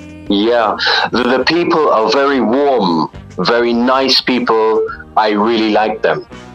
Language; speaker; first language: English; native; English